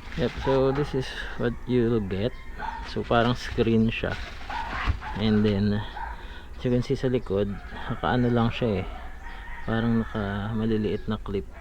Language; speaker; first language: Filipino; native; Filipino